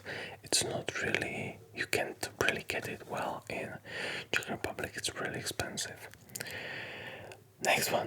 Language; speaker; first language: English; non-native, fluent; Polish